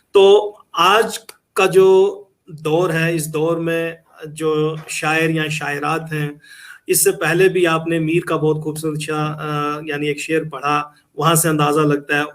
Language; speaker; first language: Urdu; native; Urdu